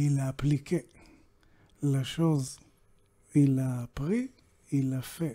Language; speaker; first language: French; non-native, learner; Hebrew